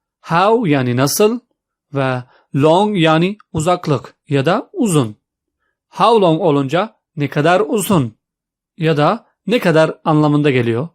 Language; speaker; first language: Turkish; non-native, fluent; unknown